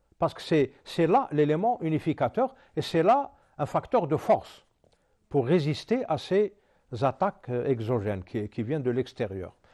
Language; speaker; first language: French; non-native, local second language; Arabic